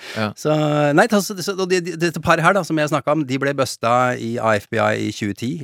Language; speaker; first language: Norwegian; native; Norwegian